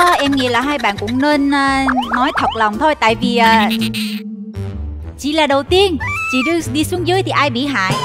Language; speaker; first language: Vietnamese; non-native, fluent; Korean